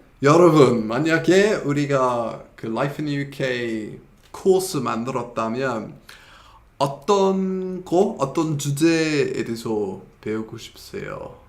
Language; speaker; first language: Korean; non-native, fluent; English